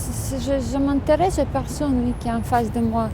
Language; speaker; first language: French; non-native, fluent; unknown